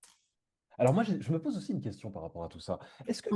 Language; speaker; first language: French; native; French